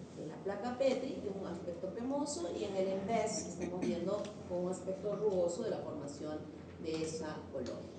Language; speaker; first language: Spanish; native; Spanish